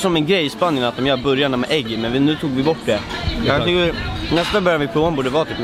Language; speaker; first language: Swedish; native; Swedish